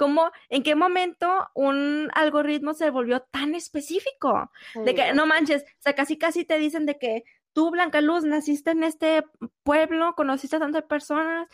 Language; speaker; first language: Spanish; native; Spanish